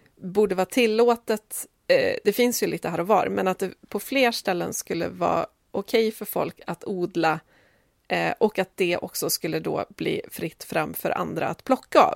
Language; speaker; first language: Swedish; native; Swedish